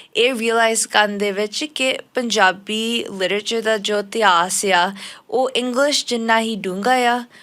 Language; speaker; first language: Punjabi; early bilingual, heritage; Punjabi